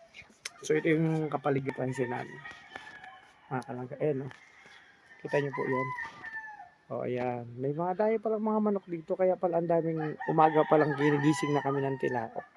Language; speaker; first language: Filipino; non-native, local second language; Cebuano